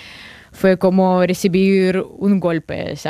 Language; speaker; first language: Spanish; non-native, fluent; Russian